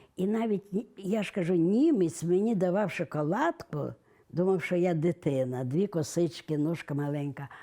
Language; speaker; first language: Ukrainian; non-native, local second language; Russian